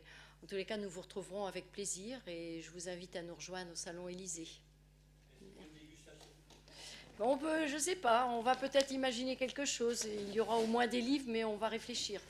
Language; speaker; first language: French; native; French